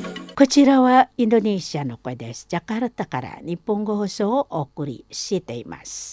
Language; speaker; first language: Japanese; non-native, fluent; Indonesian